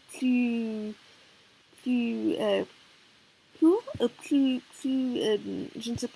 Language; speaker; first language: French; non-native, learner; Korean